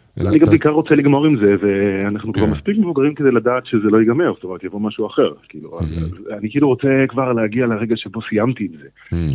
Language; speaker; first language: Hebrew; native; Hebrew